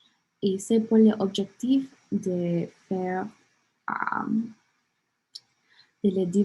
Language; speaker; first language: French; non-native, learner; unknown